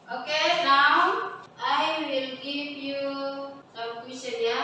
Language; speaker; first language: English; non-native, learner; Indonesian